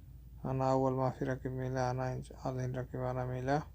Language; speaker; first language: Arabic; non-native, learner; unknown